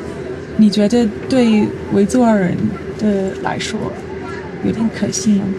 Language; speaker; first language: Chinese; non-native, learner; English